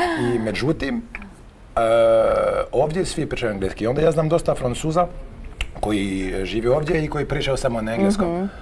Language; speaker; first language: Croatian; non-native, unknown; French